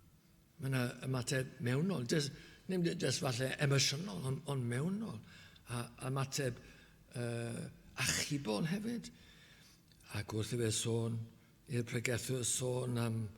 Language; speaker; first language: Welsh; native; Welsh